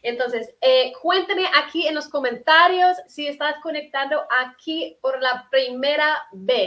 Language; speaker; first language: Spanish; early bilingual, heritage; Spanish